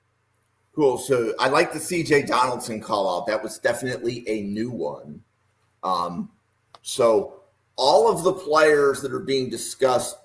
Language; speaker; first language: English; native; English